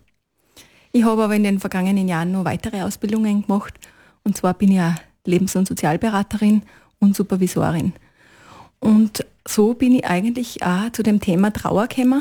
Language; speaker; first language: German; native; German